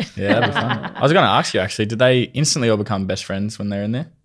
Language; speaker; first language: English; native; English